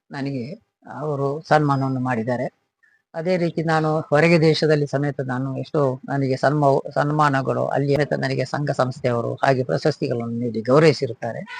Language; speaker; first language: Kannada; native; Kannada